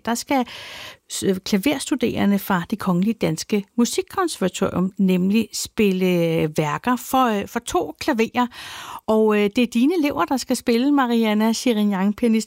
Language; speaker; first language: Danish; native; Danish